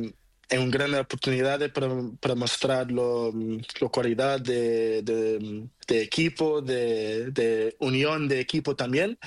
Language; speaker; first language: Spanish; non-native, fluent; Portuguese